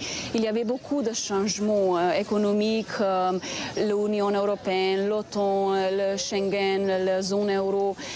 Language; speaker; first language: French; non-native, fluent; Slovenian